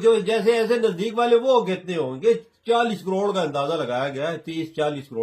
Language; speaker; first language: Hindi; native; Hindi